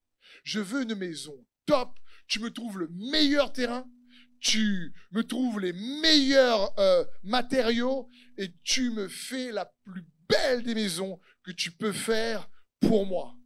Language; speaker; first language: French; native; French